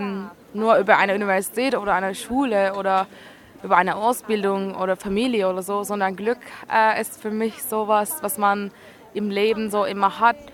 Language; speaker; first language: German; non-native, learner; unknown